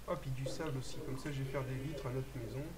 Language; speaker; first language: French; native; French